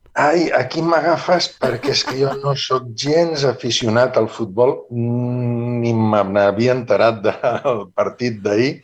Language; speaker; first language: Catalan; native; Catalan